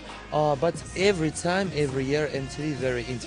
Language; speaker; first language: English; non-native, learner; Russian